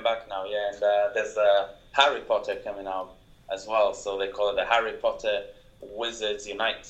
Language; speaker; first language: English; non-native, fluent; Portuguese